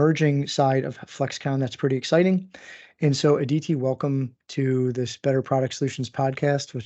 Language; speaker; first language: English; native; English